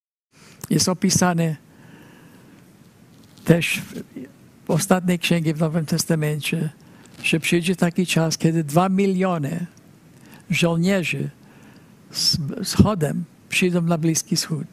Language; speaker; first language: Polish; early bilingual, heritage; Polish